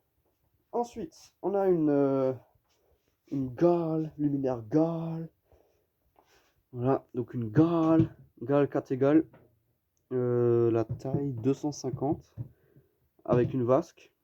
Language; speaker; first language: French; native; French